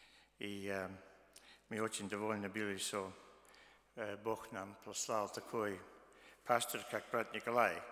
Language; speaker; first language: Russian; early bilingual, heritage; Russian